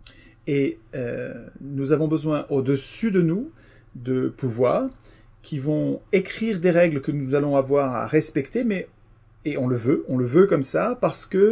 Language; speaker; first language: French; native; French